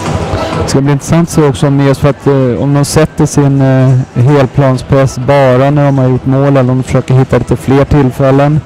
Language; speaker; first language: Swedish; native; Swedish